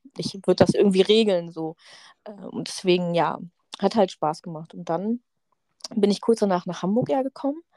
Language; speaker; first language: German; native; German